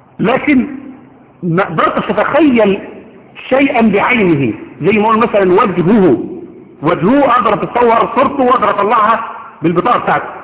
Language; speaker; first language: Arabic; native; Arabic